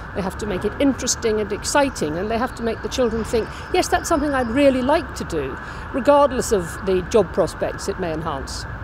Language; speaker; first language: English; native; English